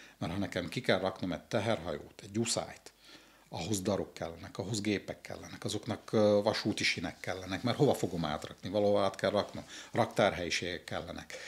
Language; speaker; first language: Hungarian; native; Hungarian